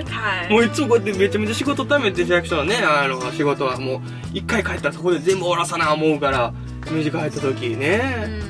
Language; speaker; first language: Japanese; native; Japanese